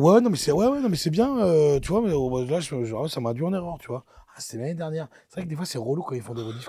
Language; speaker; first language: French; native; French